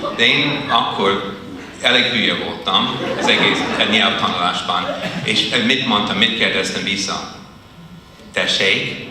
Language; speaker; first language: Hungarian; non-native, fluent; English